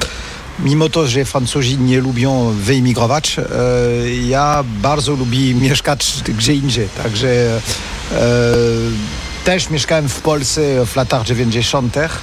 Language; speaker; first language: Polish; non-native, fluent; French